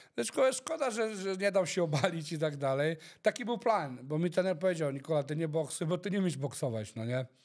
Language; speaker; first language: Polish; early bilingual, heritage; Polish